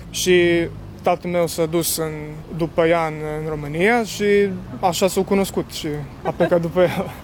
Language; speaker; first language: Romanian; early bilingual, heritage; Romanian